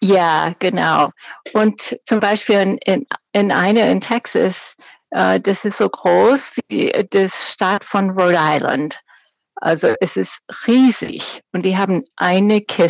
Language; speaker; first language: German; non-native, fluent; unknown